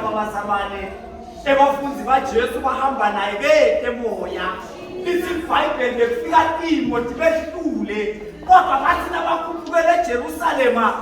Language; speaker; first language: Zulu; non-native, local second language; Swati